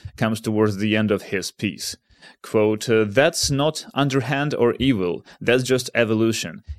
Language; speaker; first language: English; non-native, fluent; Ukrainian